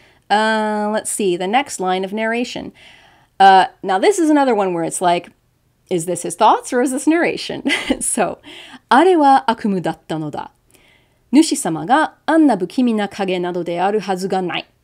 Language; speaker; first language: English; native; English